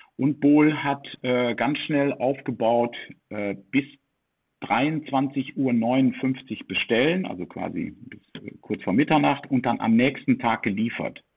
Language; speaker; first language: German; early bilingual, heritage; German